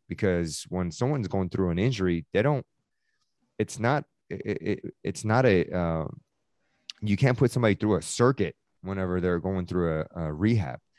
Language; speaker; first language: English; early bilingual, other home language; Persian